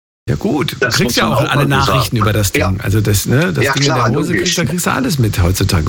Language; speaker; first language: German; native; German